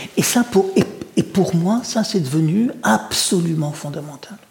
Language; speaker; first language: French; early bilingual, other home language; Russian